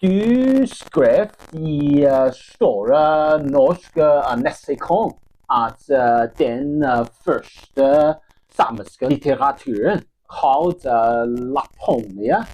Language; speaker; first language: Norwegian; non-native, learner; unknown